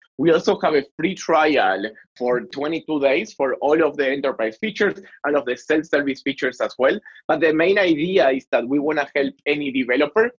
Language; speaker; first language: English; non-native, fluent; Spanish